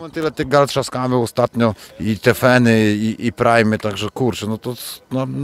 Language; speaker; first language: Polish; native; Polish